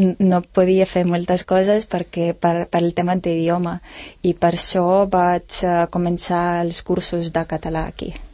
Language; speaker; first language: Catalan; non-native, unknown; Ukrainian